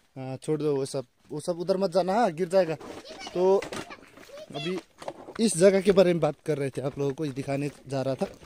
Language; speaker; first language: Hindi; non-native, local second language; Nepali